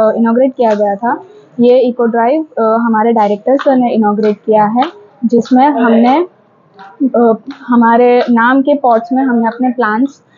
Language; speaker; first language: Hindi; non-native, local second language; Gujarati